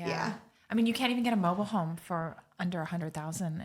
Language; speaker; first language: English; native; English